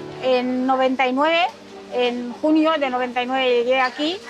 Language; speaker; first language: Spanish; non-native, fluent; Romanian